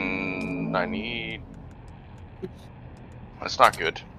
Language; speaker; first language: English; native; English